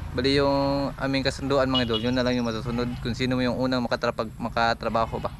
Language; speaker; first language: Filipino; non-native, local second language; Cebuano